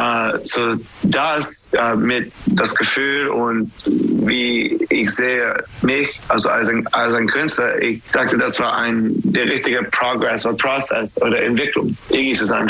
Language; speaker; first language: German; non-native, fluent; English